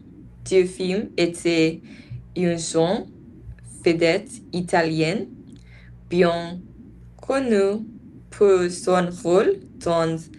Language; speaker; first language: French; non-native, learner; English